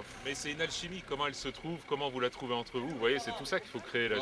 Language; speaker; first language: French; native; French